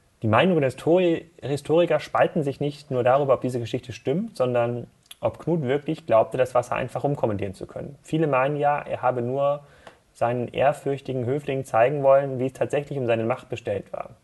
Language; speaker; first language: German; native; German